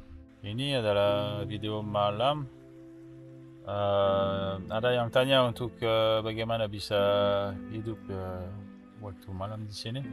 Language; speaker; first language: Indonesian; non-native, fluent; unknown